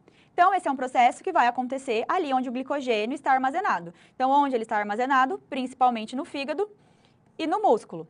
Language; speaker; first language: Portuguese; native; Portuguese